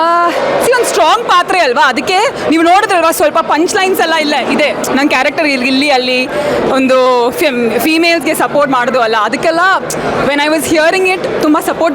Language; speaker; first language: Kannada; non-native, fluent; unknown